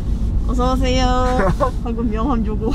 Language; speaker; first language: Korean; non-native, learner; Filipino